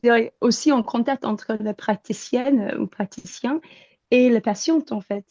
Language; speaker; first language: French; non-native, fluent; English